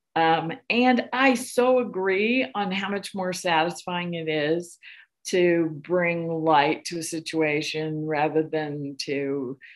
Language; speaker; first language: English; native; English